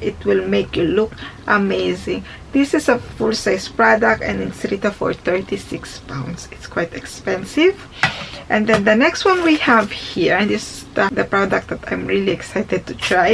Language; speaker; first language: English; non-native, fluent; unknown